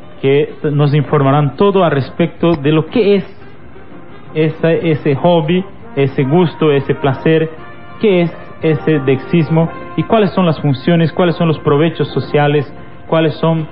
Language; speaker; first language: Spanish; native; Spanish